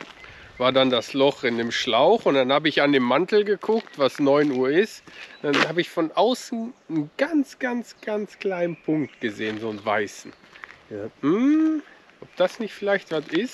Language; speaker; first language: German; native; German